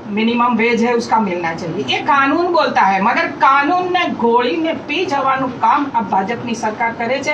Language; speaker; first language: Hindi; non-native, local second language; Gujarati